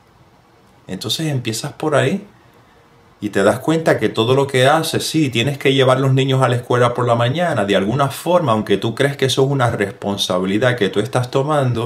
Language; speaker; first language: Spanish; native; Spanish